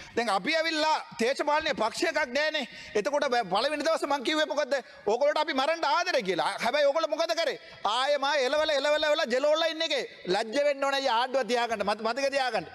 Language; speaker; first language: Sinhala; non-native, local second language; Tamil